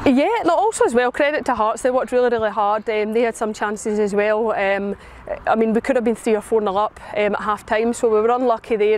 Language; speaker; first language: English; native; English